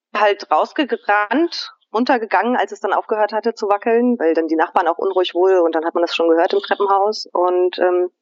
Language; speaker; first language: German; native; German